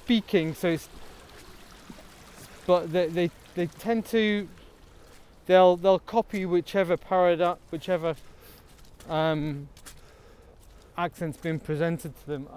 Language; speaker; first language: English; native; English